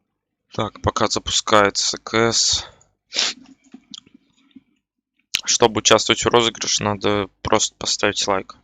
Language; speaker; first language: Russian; native; Russian